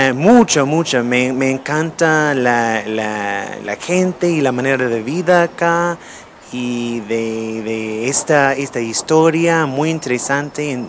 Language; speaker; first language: Spanish; non-native, fluent; English